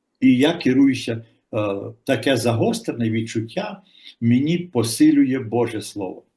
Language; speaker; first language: Ukrainian; native; Ukrainian